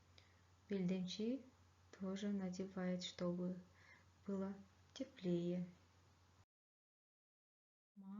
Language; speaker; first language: Russian; non-native, fluent; Kyrgyz